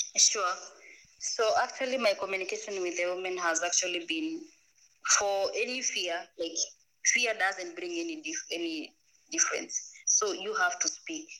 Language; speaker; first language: English; non-native, local second language; Masai